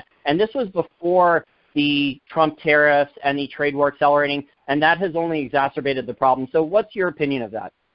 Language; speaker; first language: English; native; English